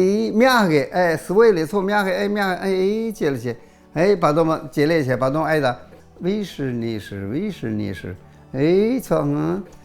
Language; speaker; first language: Russian; non-native, learner; Chinese